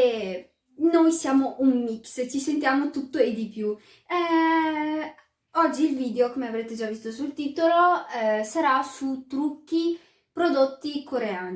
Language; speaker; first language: Italian; early bilingual, other home language; Arabic